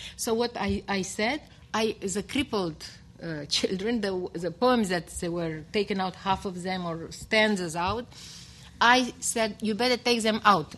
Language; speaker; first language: English; non-native, fluent; Romanian